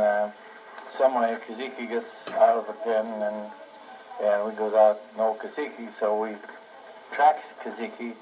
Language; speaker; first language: English; native; English